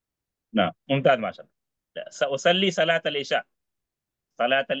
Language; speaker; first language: Arabic; non-native, fluent; Urdu